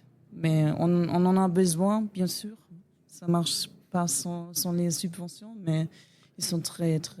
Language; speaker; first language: French; non-native, learner; German